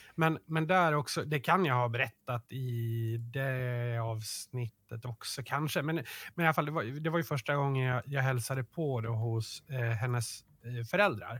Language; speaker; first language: Swedish; native; Swedish